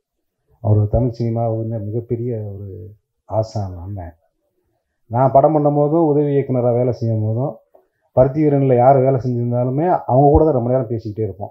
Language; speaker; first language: Tamil; native; Tamil